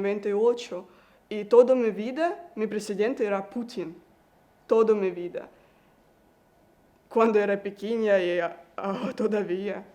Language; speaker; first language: Spanish; non-native, learner; Russian